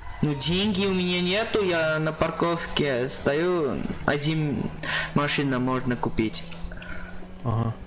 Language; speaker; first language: Russian; non-native, learner; Armenian